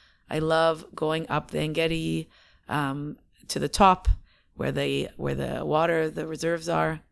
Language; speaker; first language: English; native; English